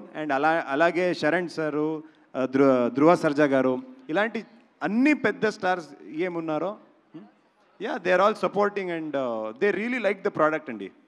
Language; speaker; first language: Telugu; non-native, local second language; Kannada